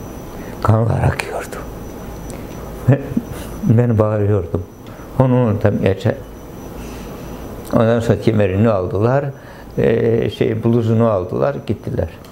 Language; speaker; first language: Turkish; non-native, local second language; Greek